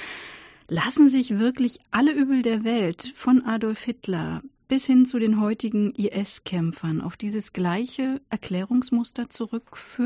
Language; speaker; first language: German; native; German